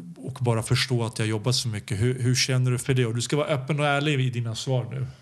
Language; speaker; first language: Swedish; early bilingual, other home language; Serbian